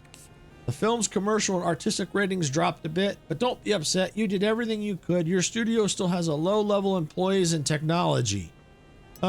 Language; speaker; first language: English; native; English